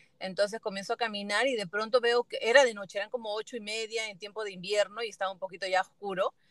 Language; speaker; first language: Spanish; native; Spanish